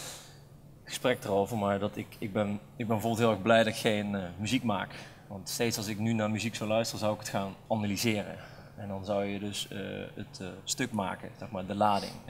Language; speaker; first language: Dutch; native; Dutch